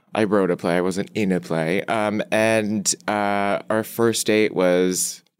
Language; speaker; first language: English; early bilingual, other home language; Korean